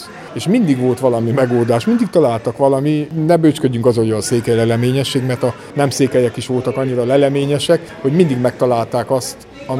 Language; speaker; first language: Hungarian; native; Hungarian